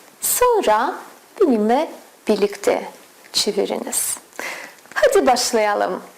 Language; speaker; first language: Turkish; non-native, fluent; Russian